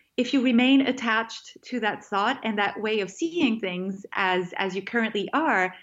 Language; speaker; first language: English; non-native, fluent; French